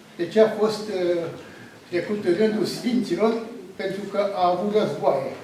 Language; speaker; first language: Romanian; native; Romanian